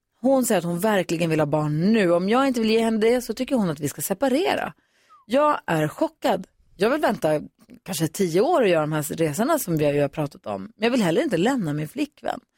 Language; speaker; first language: Swedish; native; Swedish